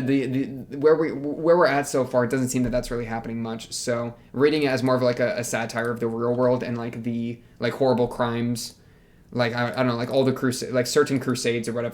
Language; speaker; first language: English; native; English